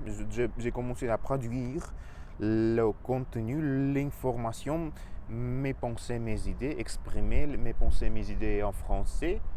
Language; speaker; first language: French; non-native, fluent; Russian